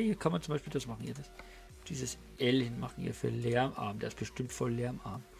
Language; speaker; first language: German; native; German